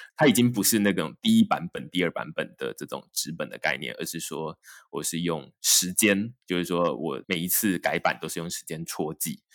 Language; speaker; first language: Chinese; native; Chinese